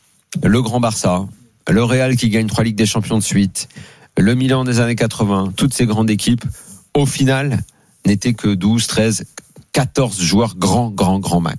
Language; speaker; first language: French; native; French